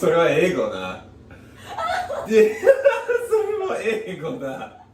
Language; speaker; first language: Japanese; non-native, fluent; English